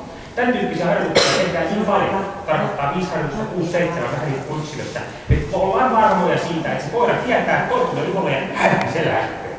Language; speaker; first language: Finnish; native; Finnish